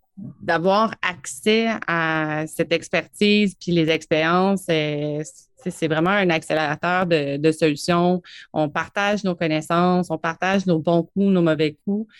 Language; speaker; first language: French; native; French